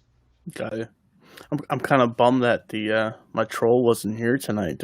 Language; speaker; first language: English; native; English